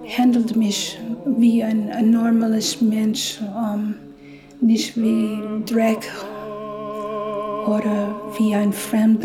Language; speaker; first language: German; non-native, learner; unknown